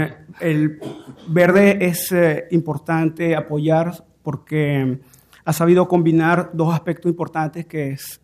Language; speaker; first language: Spanish; native; Spanish